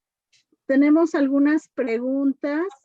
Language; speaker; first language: Spanish; native; Spanish